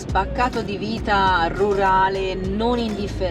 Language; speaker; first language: Italian; native; Italian